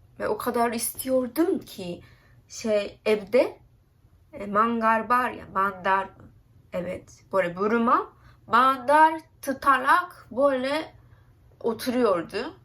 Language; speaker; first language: Turkish; non-native, learner; Japanese